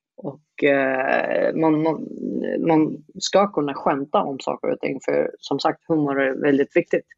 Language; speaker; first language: Swedish; non-native, fluent; Arabic